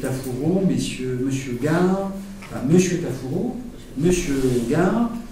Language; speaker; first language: French; native; French